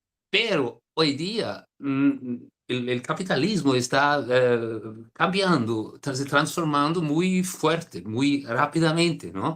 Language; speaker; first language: Spanish; non-native, fluent; Portuguese